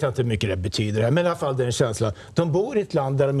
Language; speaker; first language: Swedish; native; Swedish